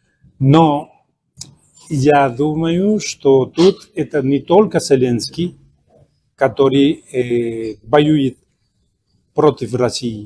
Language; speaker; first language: Russian; non-native, fluent; Spanish